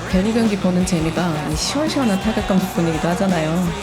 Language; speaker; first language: Korean; native; Korean